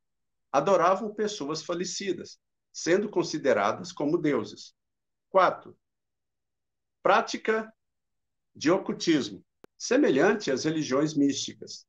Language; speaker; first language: Portuguese; native; Portuguese